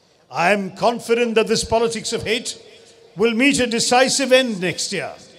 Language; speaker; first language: English; non-native, local second language; Malayalam